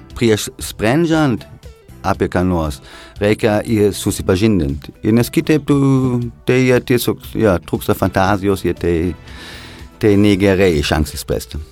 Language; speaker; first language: Lithuanian; non-native, fluent; German